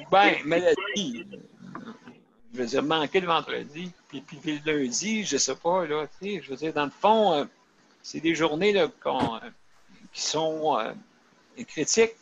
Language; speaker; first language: French; native; French